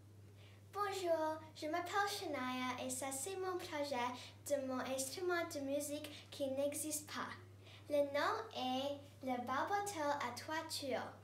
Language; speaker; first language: French; non-native, learner; English